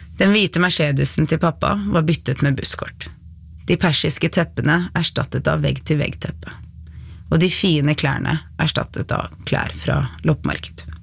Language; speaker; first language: Norwegian; early bilingual, other home language; Arabic